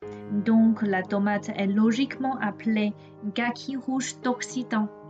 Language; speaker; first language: French; non-native, fluent; Chinese